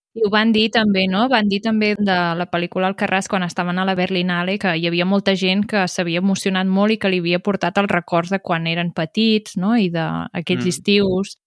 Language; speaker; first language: Catalan; native; Catalan